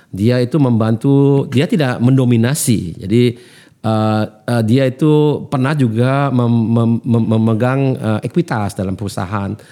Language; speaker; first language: Indonesian; early bilingual, heritage; German